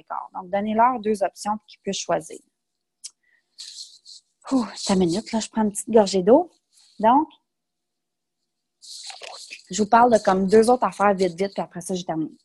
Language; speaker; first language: French; native; French